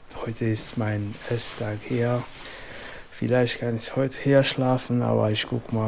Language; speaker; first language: German; non-native, learner; French